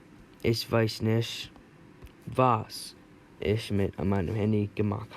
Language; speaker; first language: German; non-native, learner; English